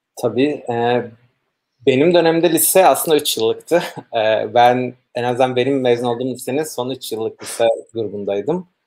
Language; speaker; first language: Turkish; native; Turkish